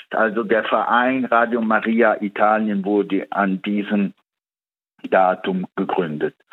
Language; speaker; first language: German; early bilingual, heritage; Italian